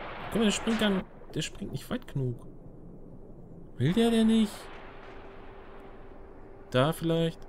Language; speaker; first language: German; native; German